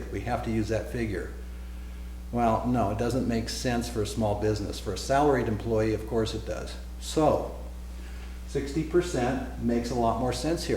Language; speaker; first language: English; native; English